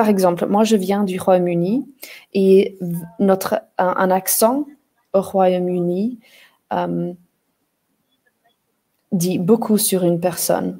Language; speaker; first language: French; non-native, fluent; English